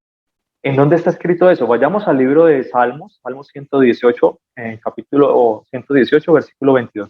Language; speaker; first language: Spanish; native; Spanish